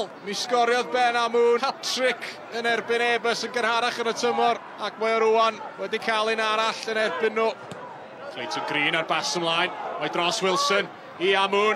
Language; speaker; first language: Welsh; native; Welsh